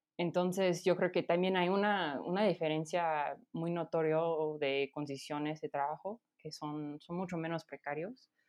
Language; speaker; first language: Spanish; non-native, fluent; English